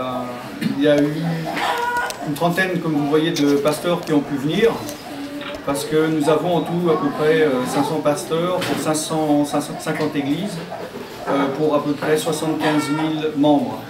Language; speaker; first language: French; native; French